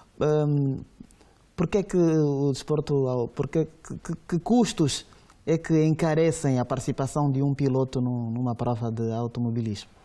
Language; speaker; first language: Portuguese; native; Portuguese